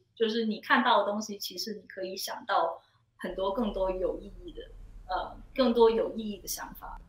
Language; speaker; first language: Chinese; non-native, local second language; Cantonese